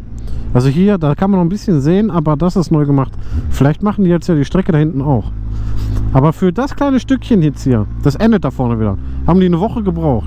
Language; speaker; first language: German; native; German